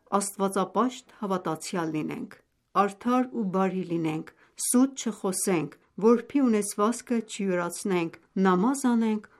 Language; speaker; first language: Armenian; native; Armenian